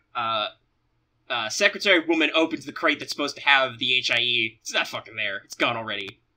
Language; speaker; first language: English; native; English